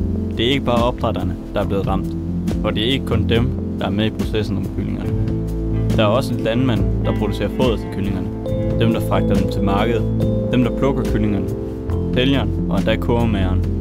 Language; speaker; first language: Danish; native; Danish